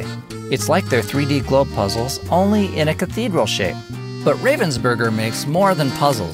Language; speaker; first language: English; native; English